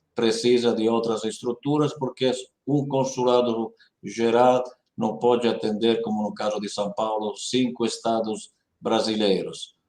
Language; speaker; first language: Portuguese; non-native, fluent; Italian